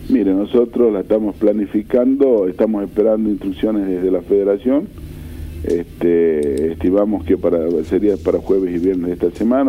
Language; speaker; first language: Spanish; native; Spanish